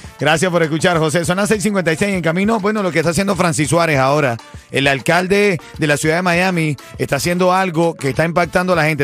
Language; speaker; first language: Spanish; native; Spanish